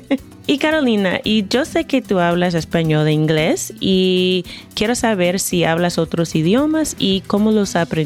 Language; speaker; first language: Spanish; non-native, fluent; English